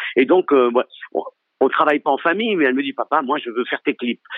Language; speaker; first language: French; early bilingual, other home language; Italian